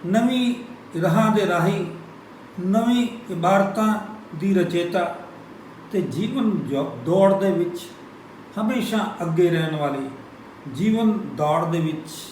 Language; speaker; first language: Hindi; non-native, local second language; Punjabi